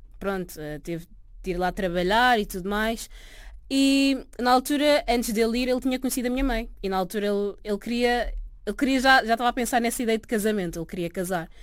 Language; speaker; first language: Portuguese; early bilingual, other home language; Arabic